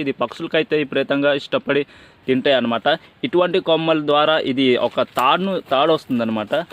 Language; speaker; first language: Telugu; non-native, local second language; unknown